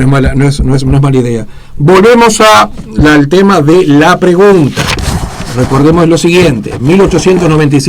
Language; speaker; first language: Spanish; native; Spanish